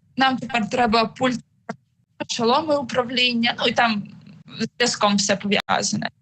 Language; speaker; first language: Ukrainian; native; Ukrainian